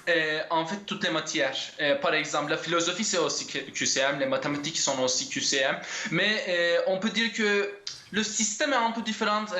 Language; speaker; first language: French; non-native, fluent; Turkish